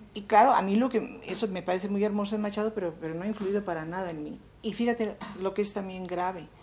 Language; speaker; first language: Spanish; native; Spanish